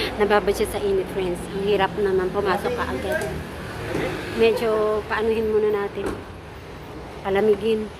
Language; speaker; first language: Filipino; native; Filipino